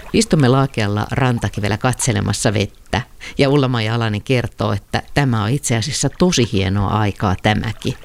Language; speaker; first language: Finnish; native; Finnish